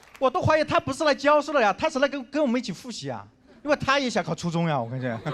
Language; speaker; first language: Chinese; non-native, local second language; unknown